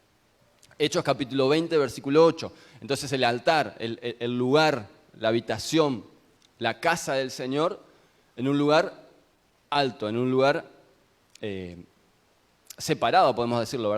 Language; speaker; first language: Spanish; native; Spanish